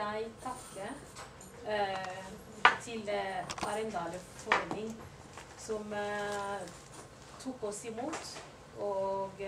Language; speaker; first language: Norwegian; non-native, learner; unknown